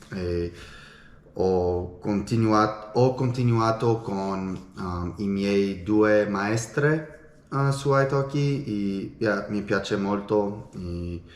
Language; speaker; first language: Italian; non-native, learner; English